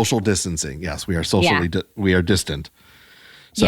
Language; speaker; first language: English; native; English